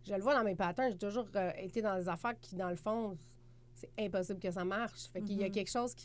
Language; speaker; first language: French; native; French